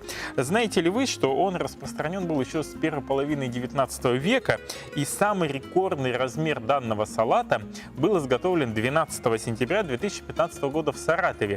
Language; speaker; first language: Russian; native; Russian